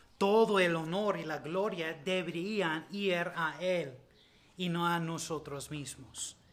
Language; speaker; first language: Spanish; non-native, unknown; English